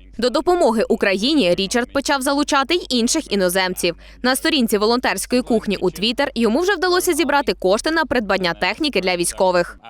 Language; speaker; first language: Ukrainian; native; Ukrainian